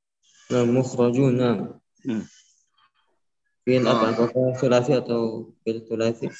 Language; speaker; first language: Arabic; non-native, local second language; Indonesian